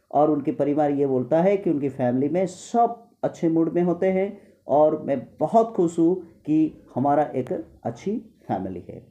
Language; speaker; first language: Hindi; non-native, local second language; Gujarati